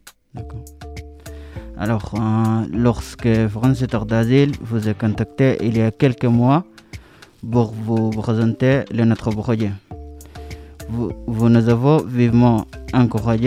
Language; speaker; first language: French; non-native, learner; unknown